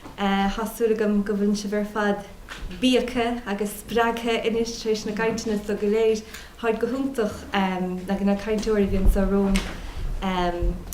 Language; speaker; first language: Irish; non-native, local second language; English